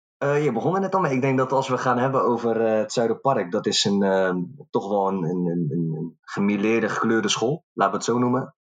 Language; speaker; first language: Dutch; early bilingual, other home language; Arabic